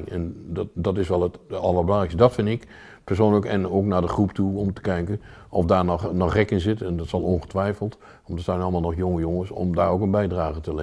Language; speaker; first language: Dutch; native; Dutch